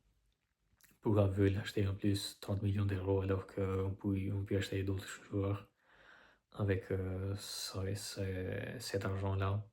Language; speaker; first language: French; non-native, fluent; Albanian